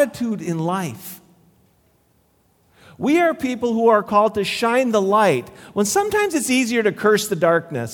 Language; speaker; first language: English; native; English